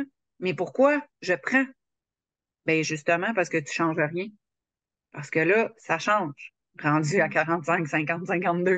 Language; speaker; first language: French; native; French